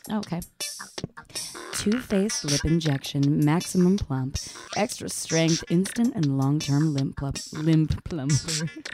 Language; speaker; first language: English; native; English